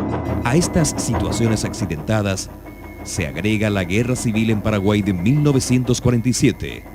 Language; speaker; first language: Spanish; native; Spanish